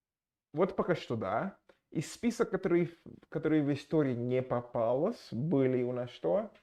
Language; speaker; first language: Russian; non-native, fluent; English